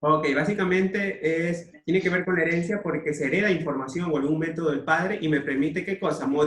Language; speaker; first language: Spanish; native; Spanish